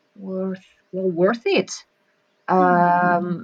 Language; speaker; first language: English; non-native, fluent; Dutch